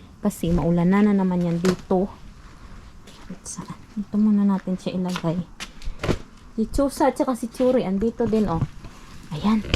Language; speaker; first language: Filipino; non-native, local second language; Cebuano